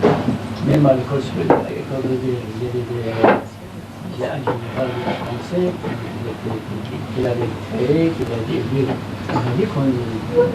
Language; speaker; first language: French; non-native, fluent; Persian